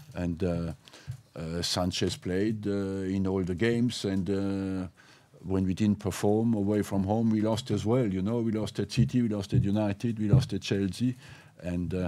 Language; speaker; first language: English; non-native, fluent; French